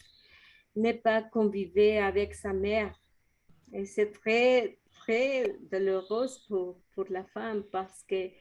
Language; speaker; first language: French; non-native, learner; Spanish